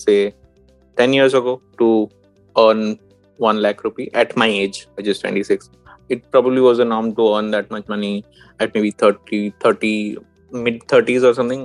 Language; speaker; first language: English; non-native, local second language; Odia